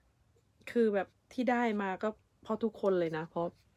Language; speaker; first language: Thai; native; Thai